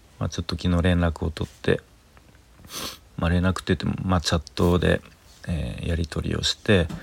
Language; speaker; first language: Japanese; native; Japanese